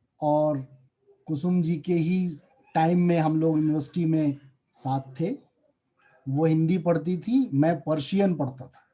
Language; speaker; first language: Hindi; native; Hindi